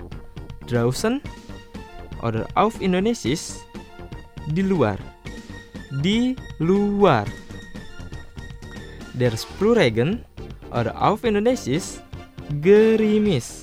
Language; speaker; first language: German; non-native, fluent; Indonesian